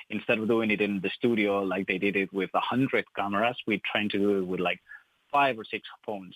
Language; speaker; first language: English; non-native, fluent; Spanish